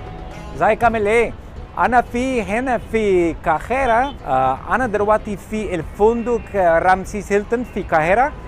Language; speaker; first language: Arabic; non-native, learner; English